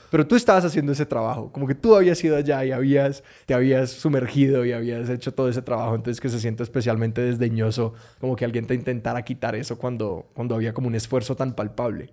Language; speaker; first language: Spanish; native; Spanish